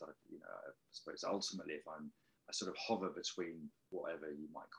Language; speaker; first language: English; native; English